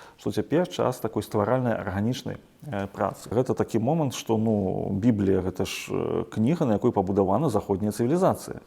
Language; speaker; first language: Belarusian; native; Belarusian